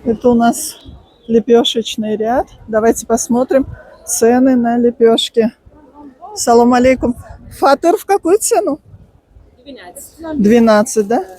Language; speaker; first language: Russian; native; Russian